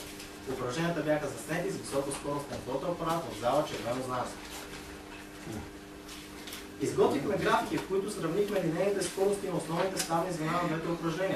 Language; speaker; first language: Bulgarian; native; Bulgarian